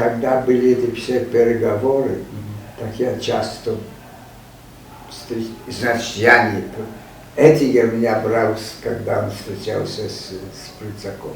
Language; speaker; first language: Russian; non-native, fluent; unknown